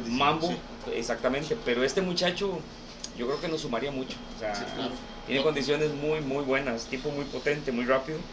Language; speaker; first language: Spanish; native; Spanish